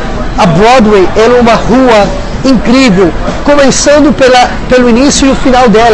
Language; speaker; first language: Portuguese; non-native, fluent; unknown